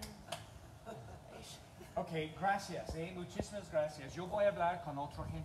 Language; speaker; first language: Spanish; non-native, learner; English